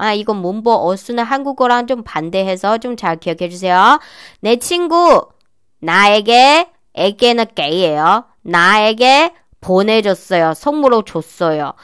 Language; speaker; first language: Korean; non-native, learner; Chinese